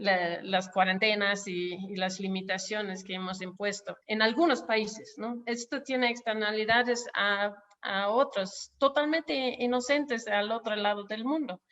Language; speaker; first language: Spanish; non-native, fluent; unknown